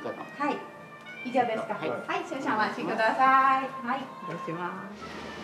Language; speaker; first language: Japanese; non-native, fluent; Chinese